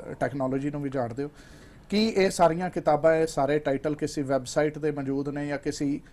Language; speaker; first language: Punjabi; native; Punjabi